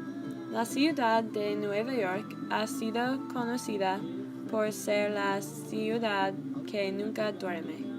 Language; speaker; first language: Spanish; non-native, learner; English